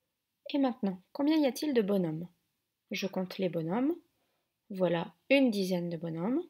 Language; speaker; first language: French; native; French